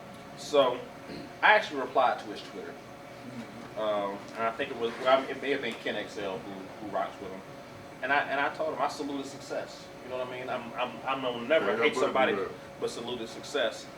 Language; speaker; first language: English; native; English